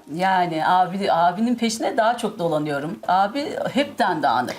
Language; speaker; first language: Turkish; native; Turkish